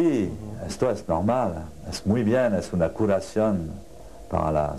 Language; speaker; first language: Spanish; non-native, learner; French